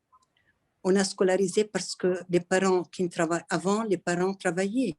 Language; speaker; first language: French; non-native, local second language; Arabic